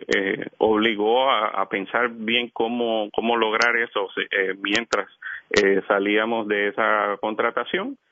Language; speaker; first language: Spanish; native; Spanish